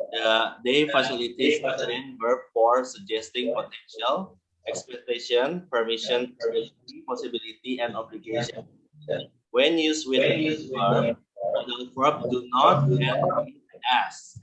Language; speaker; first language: English; non-native, learner; Indonesian